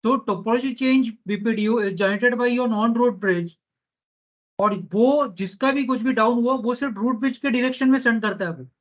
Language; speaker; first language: Hindi; non-native, local second language; Marathi